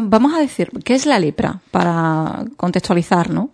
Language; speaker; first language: Spanish; native; Spanish